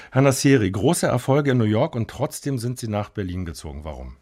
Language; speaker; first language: German; native; German